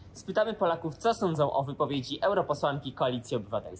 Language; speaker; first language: Polish; native; Polish